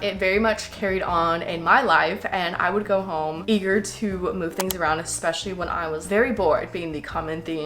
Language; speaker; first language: English; native; English